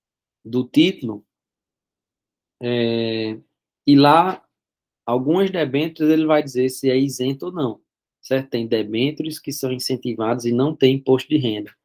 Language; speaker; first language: Portuguese; native; Portuguese